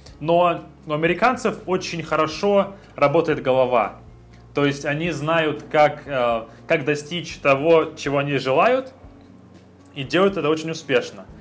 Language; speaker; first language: Russian; native; Russian